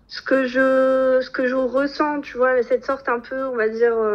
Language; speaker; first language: French; native; French